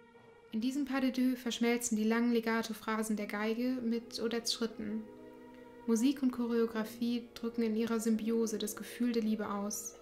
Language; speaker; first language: German; native; German